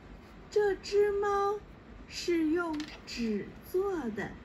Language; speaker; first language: Chinese; non-native, learner; Thai